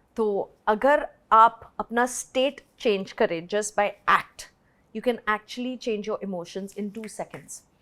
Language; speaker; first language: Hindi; native; Hindi